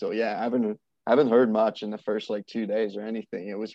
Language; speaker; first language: English; non-native, fluent; French